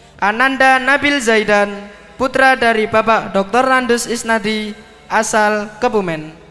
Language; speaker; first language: Indonesian; native; Indonesian